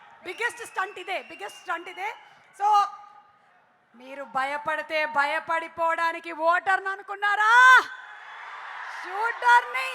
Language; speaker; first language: Telugu; native; Telugu